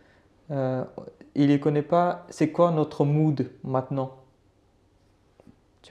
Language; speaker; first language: French; non-native, learner; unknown